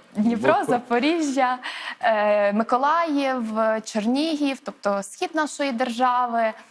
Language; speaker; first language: Ukrainian; native; Ukrainian